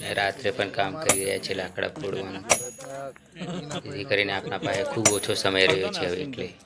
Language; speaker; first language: Gujarati; non-native, local second language; Rathawi